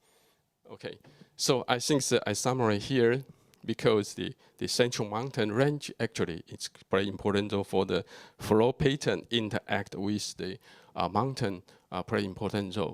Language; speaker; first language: English; non-native, fluent; Chinese